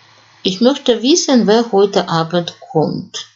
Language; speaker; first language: German; non-native, fluent; Russian